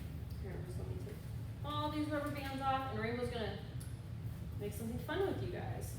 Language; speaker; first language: English; native; English